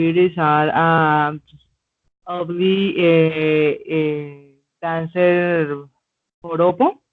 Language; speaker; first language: English; non-native, learner; Spanish